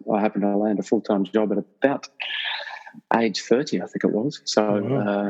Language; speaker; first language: English; native; English